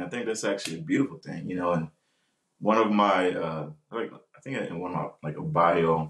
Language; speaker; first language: English; native; English